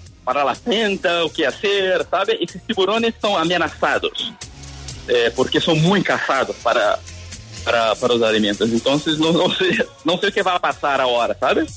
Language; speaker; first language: Spanish; non-native, learner; Portuguese